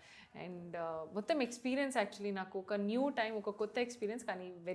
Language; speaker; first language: Telugu; non-native, local second language; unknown